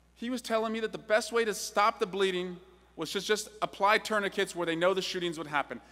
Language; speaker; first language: English; native; English